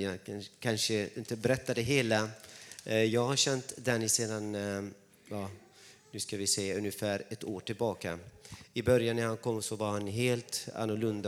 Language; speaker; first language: Swedish; non-native, fluent; Arabic